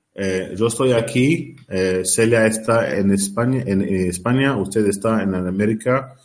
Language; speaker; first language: Spanish; non-native, fluent; Arabic